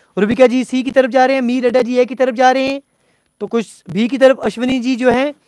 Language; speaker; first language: Hindi; non-native, local second language; Punjabi